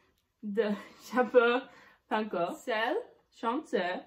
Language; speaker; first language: French; non-native, learner; English